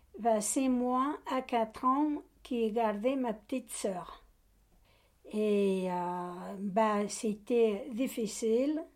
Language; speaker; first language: French; non-native, learner; Portuguese